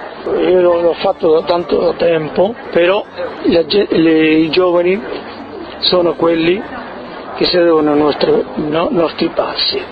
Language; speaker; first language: Italian; early bilingual, heritage; Italian